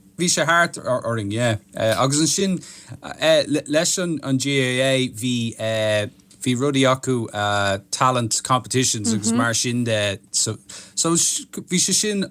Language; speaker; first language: Irish; non-native, local second language; English